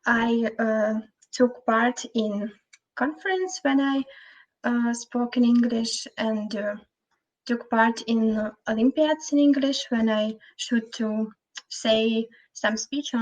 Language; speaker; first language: English; non-native, fluent; Russian